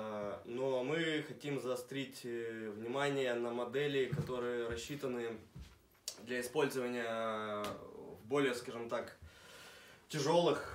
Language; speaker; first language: Russian; native; Russian